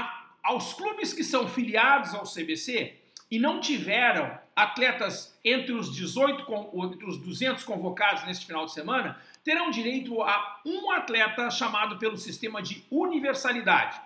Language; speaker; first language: Portuguese; native; Portuguese